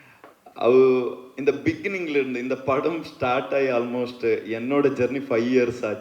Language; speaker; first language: Tamil; non-native, learner; Kannada